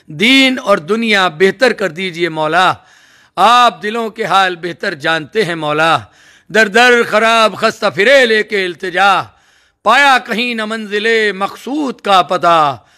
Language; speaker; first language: Urdu; native; Urdu